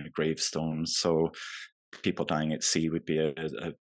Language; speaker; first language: English; native; English